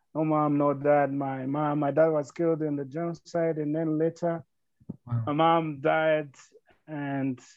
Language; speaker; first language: English; non-native, local second language; Kinyarwanda